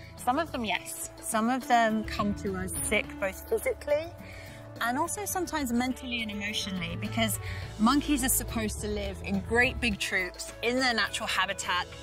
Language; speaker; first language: English; native; English